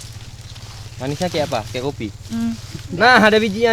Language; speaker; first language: Indonesian; native; Indonesian